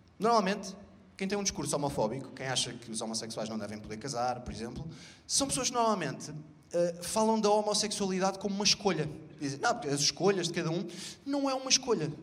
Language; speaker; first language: Portuguese; native; Portuguese